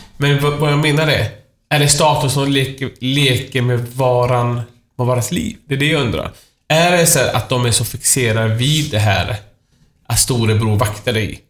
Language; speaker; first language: Swedish; non-native, fluent; Persian